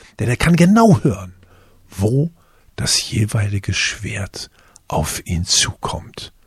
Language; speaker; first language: German; native; German